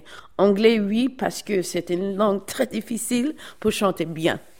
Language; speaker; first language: French; non-native, fluent; English